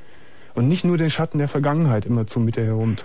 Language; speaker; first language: German; native; German